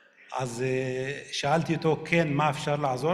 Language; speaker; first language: Hebrew; non-native, local second language; Arabic